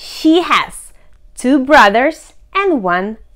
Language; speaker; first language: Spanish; non-native, fluent; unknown